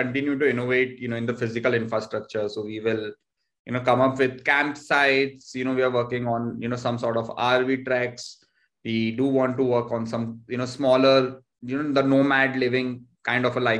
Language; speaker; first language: English; non-native, local second language; Hindi